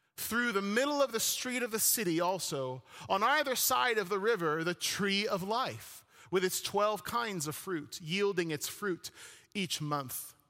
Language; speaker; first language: English; early bilingual, other home language; Arabic